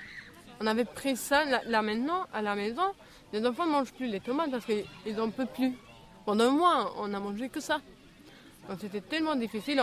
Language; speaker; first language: French; non-native, fluent; Albanian